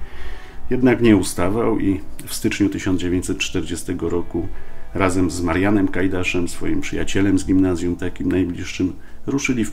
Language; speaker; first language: Polish; native; Polish